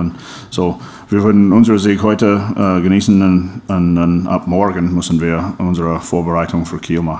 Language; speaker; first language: German; non-native, fluent; English